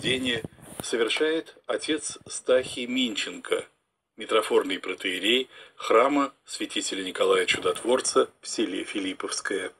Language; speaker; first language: Russian; native; Russian